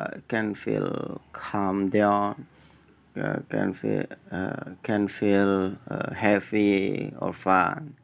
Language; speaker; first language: English; non-native, learner; Indonesian